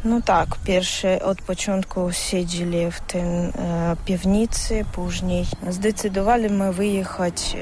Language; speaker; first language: Ukrainian; non-native, local second language; Russian